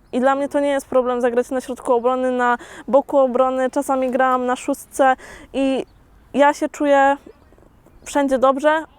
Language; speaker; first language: Polish; early bilingual, heritage; Polish